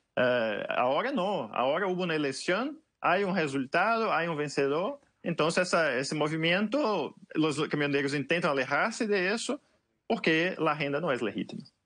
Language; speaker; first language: Portuguese; native; Portuguese